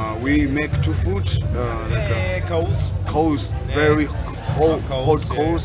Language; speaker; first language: English; non-native, learner; Tibetan